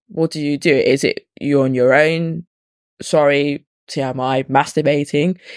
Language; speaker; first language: English; native; English